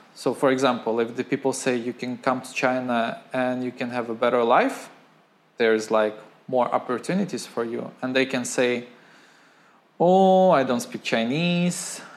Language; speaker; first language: English; non-native, fluent; Ukrainian